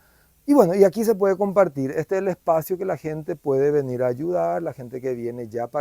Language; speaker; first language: Spanish; native; Spanish